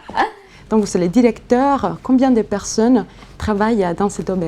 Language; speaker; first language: French; native; French